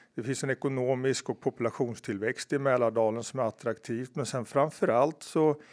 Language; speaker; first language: Swedish; native; Swedish